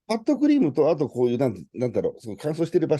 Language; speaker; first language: Japanese; native; Japanese